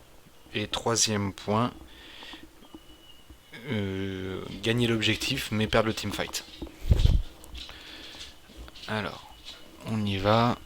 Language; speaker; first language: French; native; French